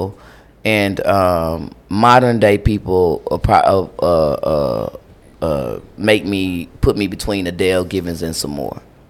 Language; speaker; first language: English; native; English